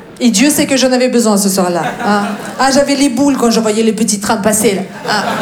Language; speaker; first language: French; non-native, fluent; Russian